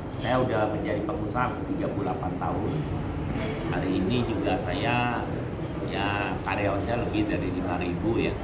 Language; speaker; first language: Indonesian; early bilingual, heritage; Indonesian